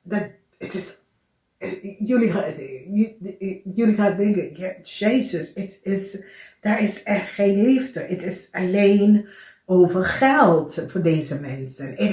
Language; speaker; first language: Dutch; non-native, learner; English